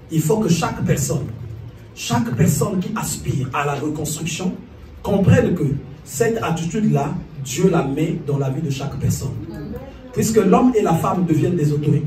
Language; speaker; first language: French; non-native, local second language; Lingala